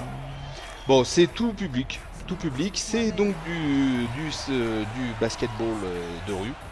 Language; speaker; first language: French; native; French